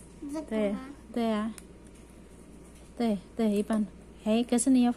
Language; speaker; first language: Chinese; non-native, fluent; Javanese